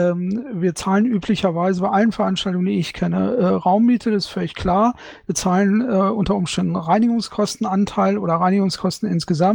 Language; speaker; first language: German; native; German